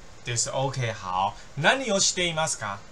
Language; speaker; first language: Japanese; non-native, fluent; Chinese